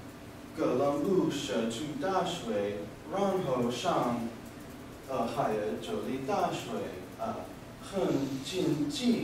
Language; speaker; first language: Chinese; non-native, learner; English